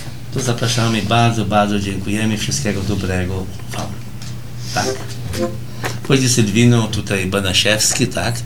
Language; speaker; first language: Polish; early bilingual, heritage; Portuguese